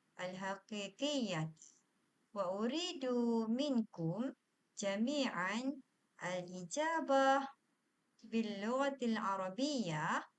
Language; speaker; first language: Arabic; non-native, learner; Malay